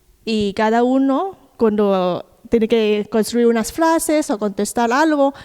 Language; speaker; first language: Spanish; non-native, fluent; Thai